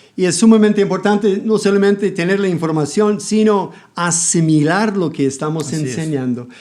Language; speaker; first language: Spanish; non-native, fluent; English